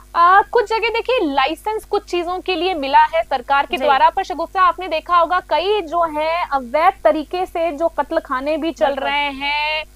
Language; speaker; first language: Hindi; native; Hindi